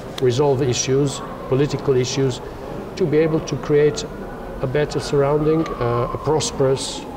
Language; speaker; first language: English; non-native, fluent; German